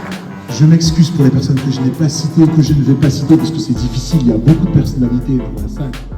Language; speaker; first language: French; native; French